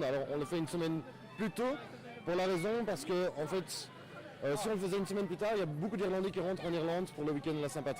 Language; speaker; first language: French; native; French